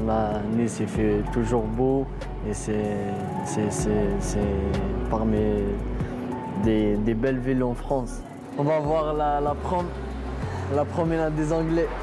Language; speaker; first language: French; non-native, local second language; Kabyle